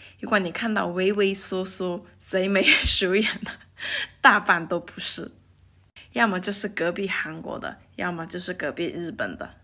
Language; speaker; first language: Chinese; native; Chinese